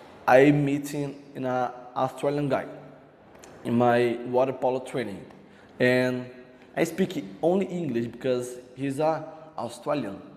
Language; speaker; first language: English; non-native, learner; Portuguese